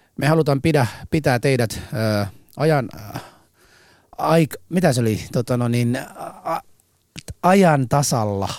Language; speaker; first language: Finnish; early bilingual, other home language; Arabic